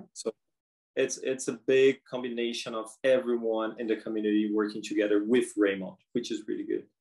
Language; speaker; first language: English; non-native, fluent; Portuguese